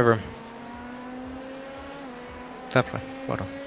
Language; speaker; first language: English; native; English